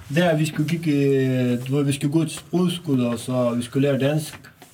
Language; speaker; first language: Danish; non-native, learner; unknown